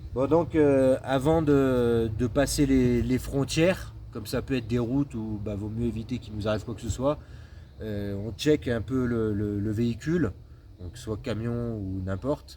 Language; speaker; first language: French; native; French